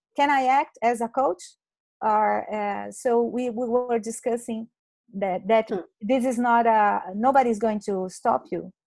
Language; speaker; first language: English; non-native, fluent; Portuguese